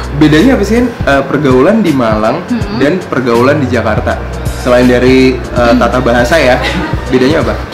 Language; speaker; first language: Indonesian; native; Indonesian